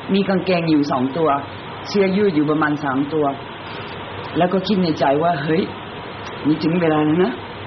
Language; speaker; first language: Thai; non-native, fluent; French